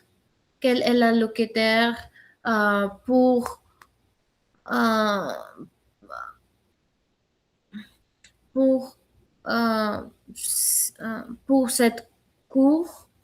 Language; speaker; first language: French; non-native, learner; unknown